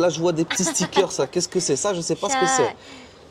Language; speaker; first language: French; native; French